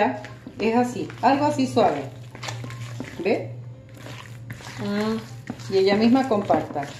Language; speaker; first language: Spanish; native; Spanish